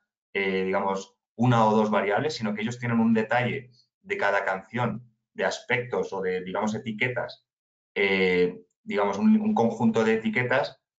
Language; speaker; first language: Spanish; native; Spanish